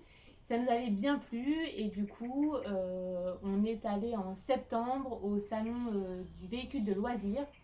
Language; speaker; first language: French; native; French